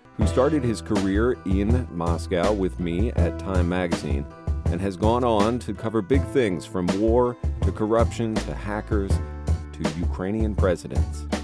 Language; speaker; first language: English; native; English